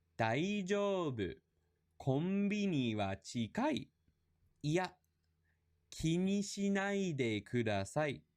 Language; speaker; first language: Japanese; non-native, fluent; English